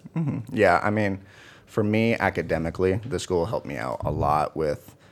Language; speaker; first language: English; native; English